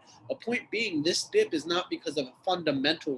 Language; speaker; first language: English; native; English